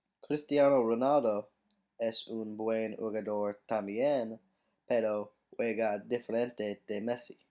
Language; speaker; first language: Spanish; non-native, learner; English